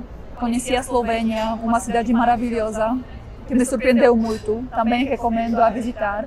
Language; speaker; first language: Portuguese; non-native, fluent; Polish